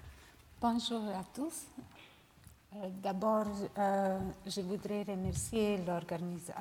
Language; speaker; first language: French; non-native, learner; Serbian